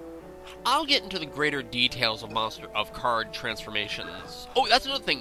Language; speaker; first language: English; native; English